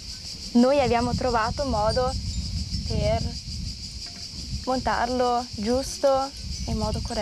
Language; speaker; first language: Italian; non-native, local second language; German